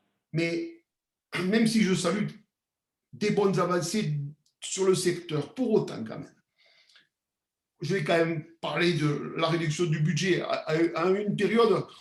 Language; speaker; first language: French; native; French